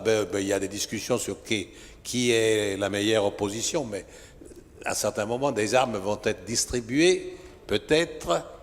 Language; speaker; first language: French; non-native, fluent; Italian